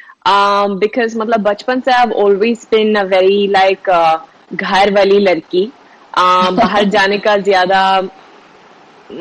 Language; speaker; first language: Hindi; non-native, learner; Swedish